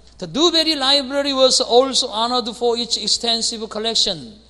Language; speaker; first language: English; non-native, fluent; Korean